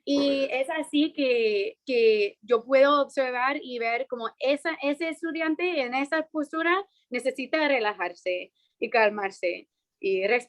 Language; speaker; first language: Spanish; non-native, fluent; English